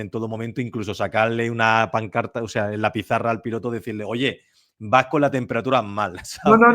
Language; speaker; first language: Spanish; native; Spanish